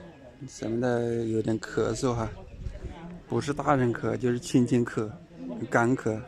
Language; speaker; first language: Chinese; native; Chinese